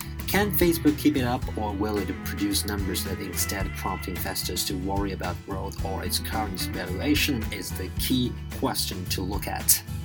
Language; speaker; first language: English; non-native, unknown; Chinese